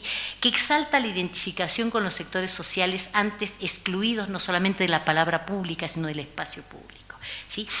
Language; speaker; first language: Spanish; native; Spanish